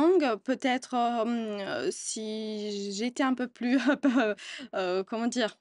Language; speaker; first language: French; non-native, fluent; Italian